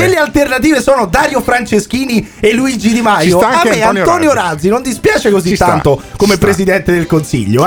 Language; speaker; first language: Italian; native; Italian